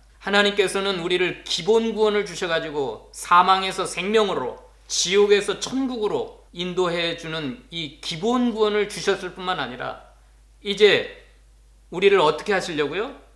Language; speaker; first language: Korean; native; Korean